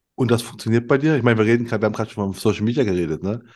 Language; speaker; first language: German; native; German